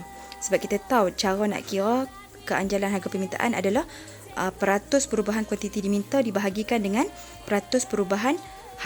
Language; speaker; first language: Malay; native; Malay